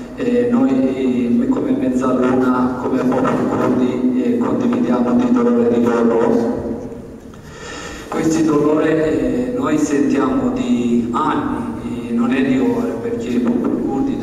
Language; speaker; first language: Italian; non-native, learner; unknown